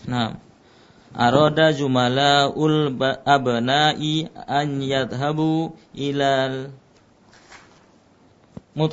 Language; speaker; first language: Arabic; non-native, learner; Indonesian